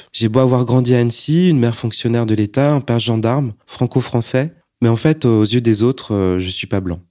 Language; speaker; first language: French; native; French